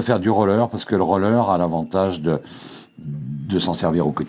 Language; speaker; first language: French; native; French